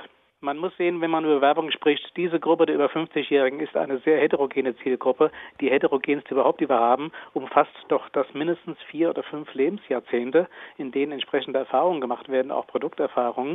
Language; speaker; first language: German; native; German